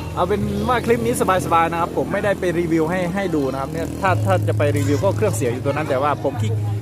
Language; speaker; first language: Thai; non-native, local second language; Khmer